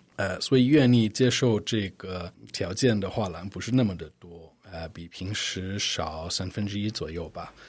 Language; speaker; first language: Chinese; non-native, fluent; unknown